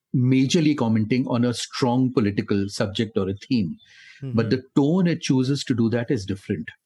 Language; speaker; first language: English; non-native, local second language; Hindi